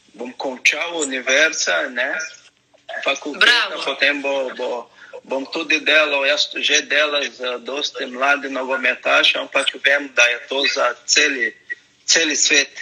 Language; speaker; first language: Slovenian; non-native, learner; Portuguese